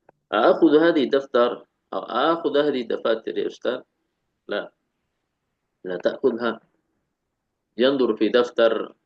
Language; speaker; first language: Arabic; non-native, fluent; Indonesian